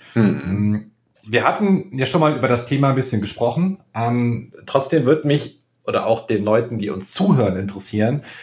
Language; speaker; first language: German; native; German